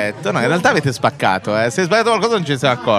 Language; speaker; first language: Italian; native; Italian